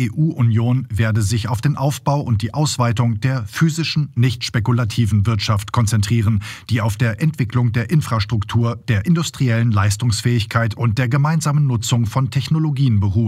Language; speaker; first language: German; native; German